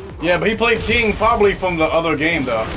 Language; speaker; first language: English; native; English